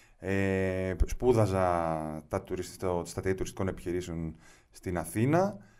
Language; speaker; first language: Greek; native; Greek